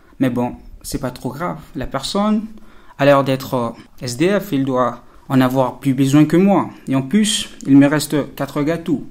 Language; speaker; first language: French; non-native, local second language; Sango